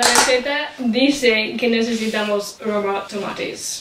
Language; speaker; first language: Spanish; non-native, learner; English